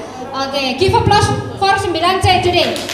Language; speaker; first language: English; non-native, fluent; Indonesian